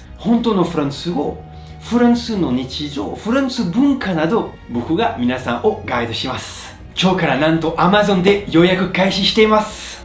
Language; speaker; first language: Japanese; non-native, fluent; French